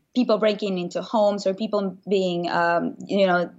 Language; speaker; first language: English; non-native, fluent; Spanish